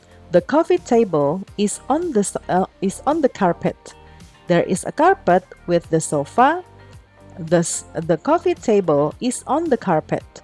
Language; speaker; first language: English; non-native, fluent; Indonesian